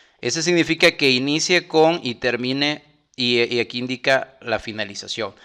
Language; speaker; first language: Spanish; native; Spanish